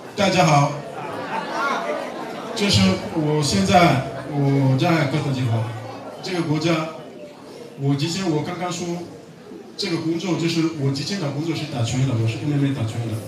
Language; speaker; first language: Chinese; non-native, learner; French